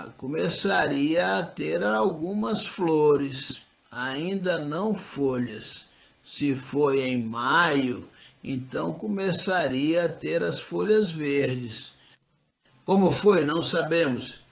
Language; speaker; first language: Portuguese; non-native, fluent; English